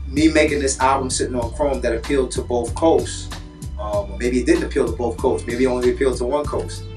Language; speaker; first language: English; native; English